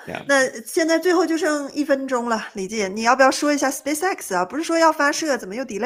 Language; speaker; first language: Chinese; native; Chinese